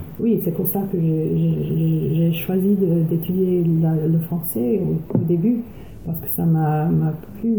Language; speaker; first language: French; non-native, fluent; English